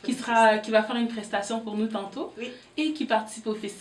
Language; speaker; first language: French; native; French